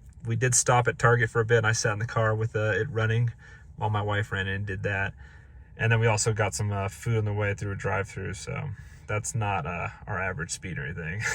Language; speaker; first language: English; native; English